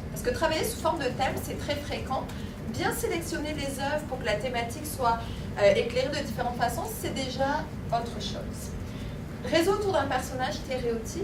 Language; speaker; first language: French; native; French